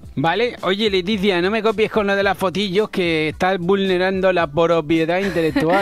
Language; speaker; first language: Spanish; native; Spanish